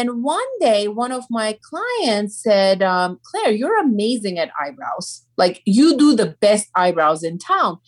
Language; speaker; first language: English; non-native, fluent; Turkish